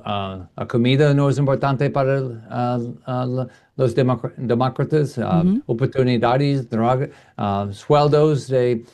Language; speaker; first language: Spanish; non-native, learner; English